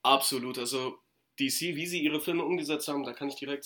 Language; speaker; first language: German; native; German